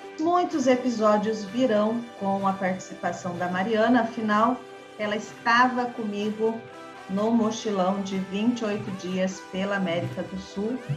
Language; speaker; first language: Portuguese; native; Portuguese